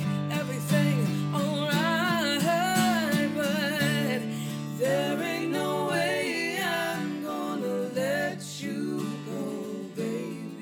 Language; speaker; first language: English; native; English